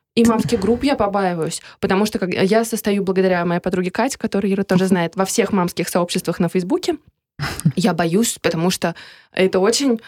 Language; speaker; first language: Russian; native; Russian